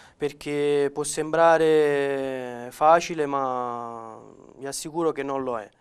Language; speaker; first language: Italian; native; Italian